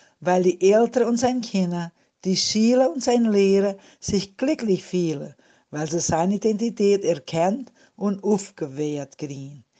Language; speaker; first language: German; early bilingual, heritage; German